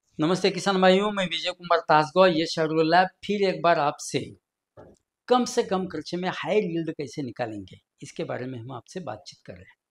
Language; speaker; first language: Hindi; non-native, local second language; Marathi